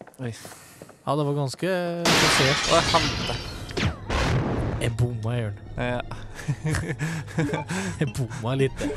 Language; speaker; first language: Norwegian; native; Norwegian